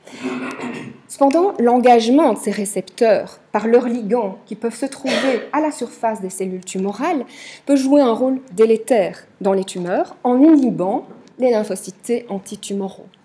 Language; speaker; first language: French; native; French